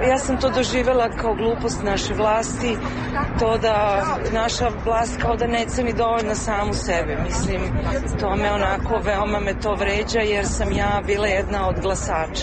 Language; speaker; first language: Croatian; native; Croatian